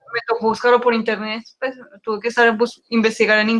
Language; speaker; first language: Spanish; native; Spanish